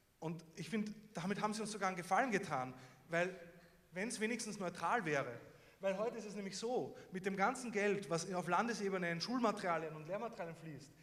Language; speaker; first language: German; native; German